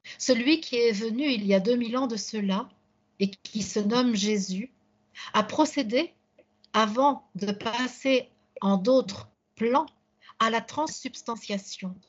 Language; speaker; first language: French; native; French